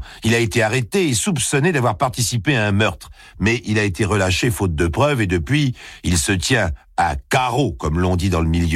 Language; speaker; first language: French; native; French